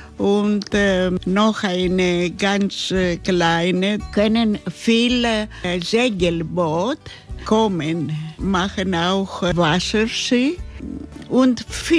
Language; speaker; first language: German; non-native, learner; Greek